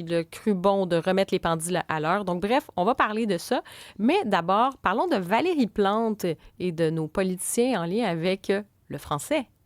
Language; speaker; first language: French; native; French